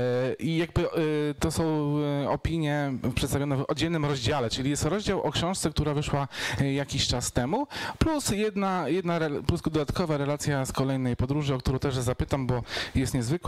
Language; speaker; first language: Polish; native; Polish